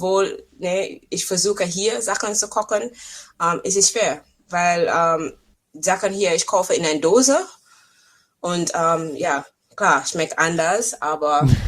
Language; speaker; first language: German; non-native, fluent; English